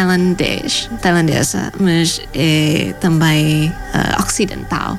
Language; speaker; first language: Portuguese; non-native, fluent; Thai